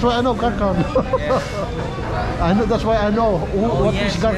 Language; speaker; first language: English; non-native, local second language; Filipino